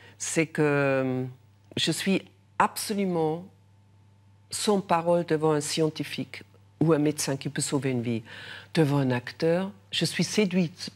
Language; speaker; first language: French; non-native, local second language; German